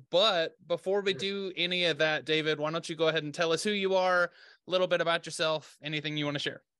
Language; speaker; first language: English; native; English